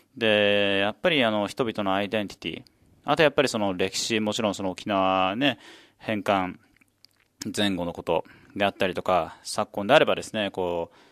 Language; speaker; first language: Japanese; native; Japanese